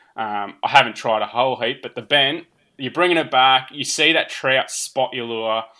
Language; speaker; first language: English; early bilingual, other home language; Portuguese